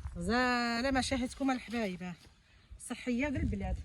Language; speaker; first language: Arabic; native; Arabic